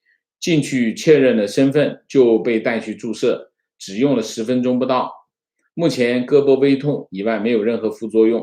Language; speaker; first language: Chinese; native; Chinese